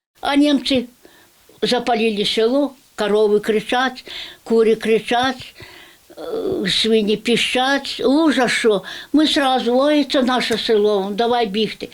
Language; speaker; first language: Ukrainian; native; Ukrainian